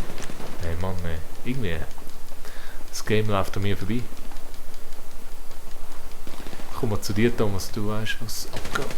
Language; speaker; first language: German; native; German